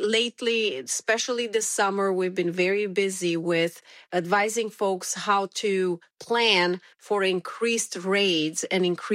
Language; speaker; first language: English; non-native, fluent; Romanian